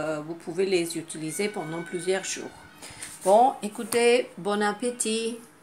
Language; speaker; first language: French; non-native, fluent; Hindi